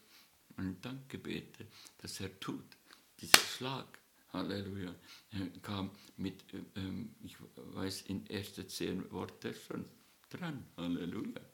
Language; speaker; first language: German; non-native, learner; Estonian